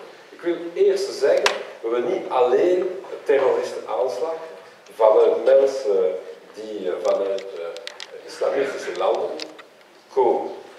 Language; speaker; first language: Dutch; non-native, local second language; French